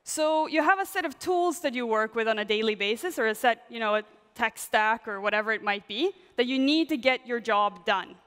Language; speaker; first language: English; non-native, fluent; Swedish